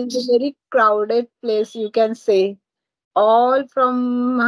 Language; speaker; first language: English; non-native, learner; Marathi